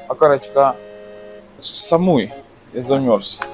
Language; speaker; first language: Japanese; non-native, learner; Russian